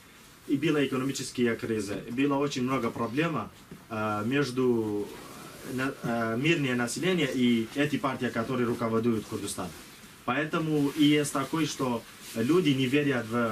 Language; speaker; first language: Russian; non-native, learner; Kurdish